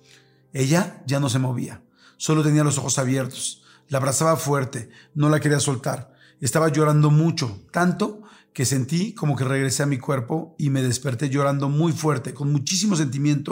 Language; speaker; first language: Spanish; native; Spanish